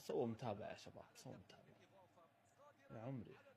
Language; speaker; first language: Arabic; native; Arabic